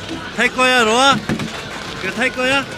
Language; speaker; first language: Korean; native; Korean